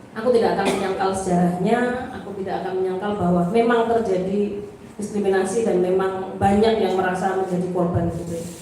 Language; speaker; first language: Indonesian; native; Indonesian